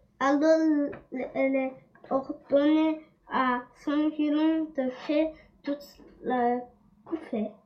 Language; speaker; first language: French; non-native, learner; Chinese